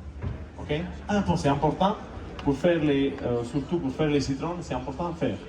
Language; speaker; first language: French; non-native, learner; Italian